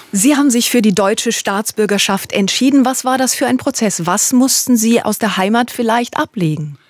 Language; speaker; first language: German; native; German